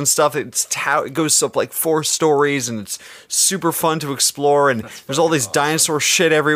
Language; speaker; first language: English; native; English